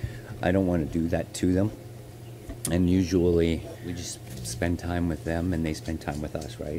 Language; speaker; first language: English; native; English